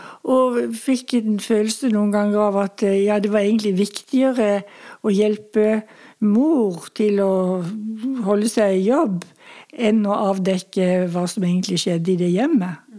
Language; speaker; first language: Norwegian; native; Norwegian